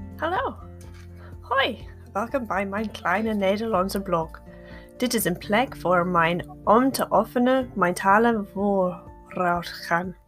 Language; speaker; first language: Dutch; non-native, learner; English